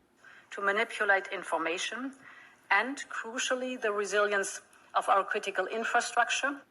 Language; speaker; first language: English; non-native, fluent; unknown